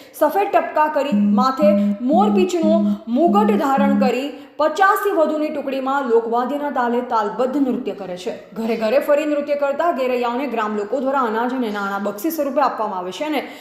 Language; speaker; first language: Gujarati; native; Gujarati